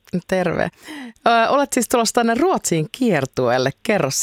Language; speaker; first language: Finnish; native; Finnish